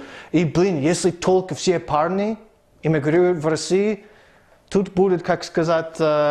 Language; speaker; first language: Russian; non-native, fluent; English